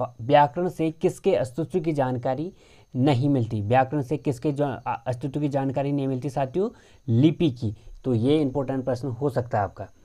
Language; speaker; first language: Hindi; native; Hindi